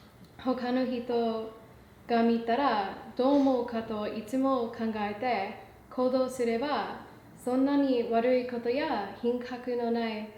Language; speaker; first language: Japanese; non-native, learner; English